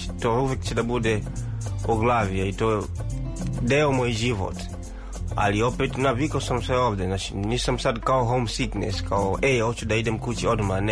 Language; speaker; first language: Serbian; non-native, fluent; Swahili